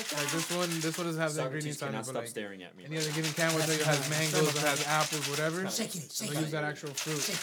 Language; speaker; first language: English; native; English